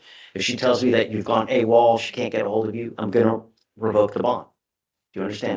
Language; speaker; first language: English; native; English